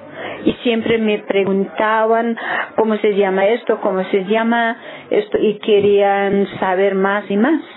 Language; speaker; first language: Spanish; non-native, learner; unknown